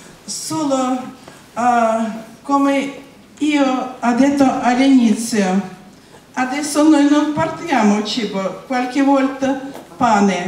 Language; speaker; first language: Italian; non-native, learner; Russian